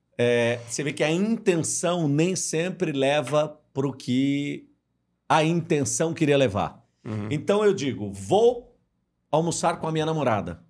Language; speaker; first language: Portuguese; native; Portuguese